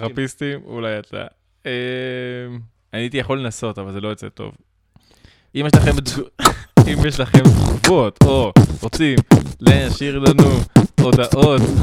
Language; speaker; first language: Hebrew; native; Hebrew